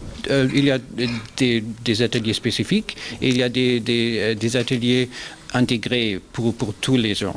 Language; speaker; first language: French; non-native, learner; German